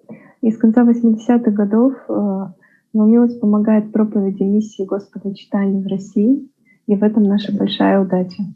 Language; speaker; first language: Russian; native; Russian